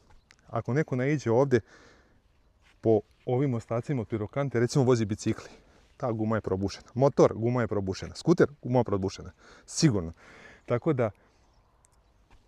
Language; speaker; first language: Croatian; native; Croatian